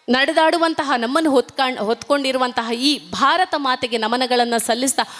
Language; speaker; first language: Kannada; non-native, local second language; Tulu